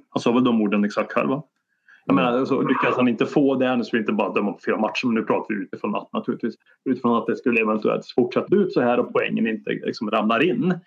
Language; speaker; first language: Swedish; native; Swedish